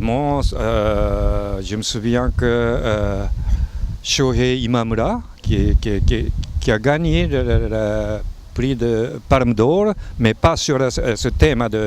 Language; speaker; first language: French; non-native, fluent; Japanese